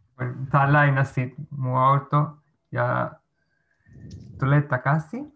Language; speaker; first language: Finnish; non-native, learner; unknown